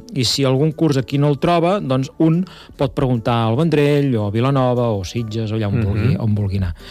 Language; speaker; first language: Catalan; native; Catalan